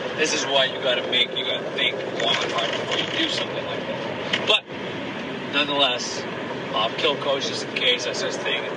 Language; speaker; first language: English; native; English